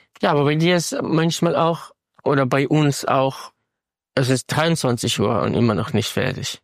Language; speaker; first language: German; non-native, fluent; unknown